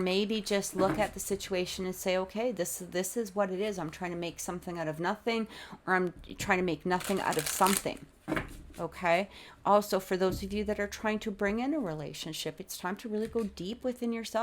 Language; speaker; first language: English; native; English